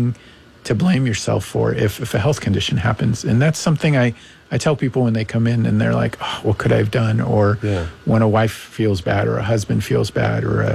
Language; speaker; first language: English; non-native, local second language; Persian